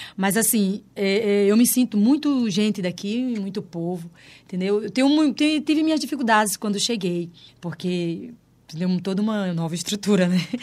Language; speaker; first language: Portuguese; native; Portuguese